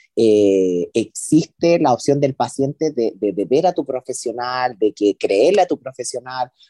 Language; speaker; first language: Spanish; native; Spanish